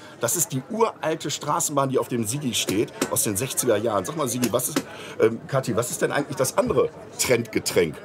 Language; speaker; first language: German; native; German